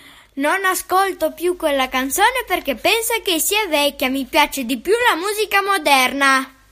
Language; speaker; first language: Italian; early bilingual, other home language; Russian